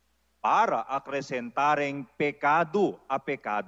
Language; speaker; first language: Portuguese; native; Portuguese